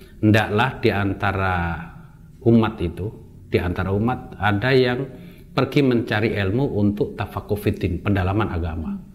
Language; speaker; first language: Indonesian; non-native, local second language; Javanese